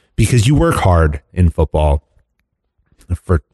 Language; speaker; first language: English; native; English